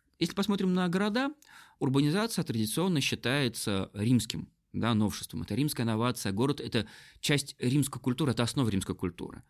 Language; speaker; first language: Russian; native; Russian